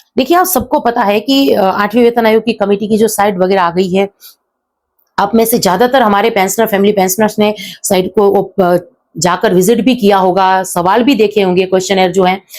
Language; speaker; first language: Hindi; native; Hindi